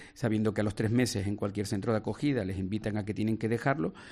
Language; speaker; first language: Spanish; native; Spanish